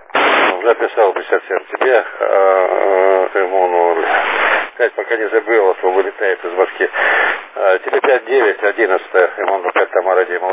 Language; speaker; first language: Russian; native; Russian